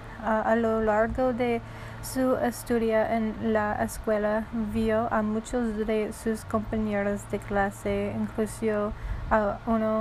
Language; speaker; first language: Spanish; non-native, learner; English